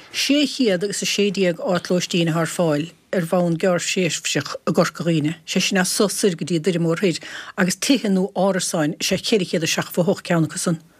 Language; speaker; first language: Irish; native; Irish